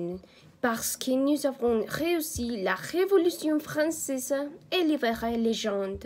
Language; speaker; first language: French; non-native, learner; Spanish